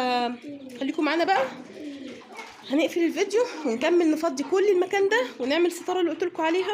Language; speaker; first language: Arabic; native; Arabic